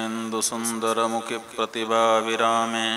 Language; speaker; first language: Hindi; native; Hindi